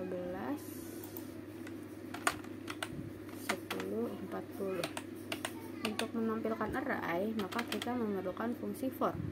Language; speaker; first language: Indonesian; native; Indonesian